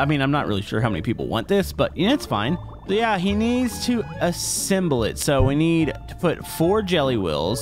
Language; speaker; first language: English; native; English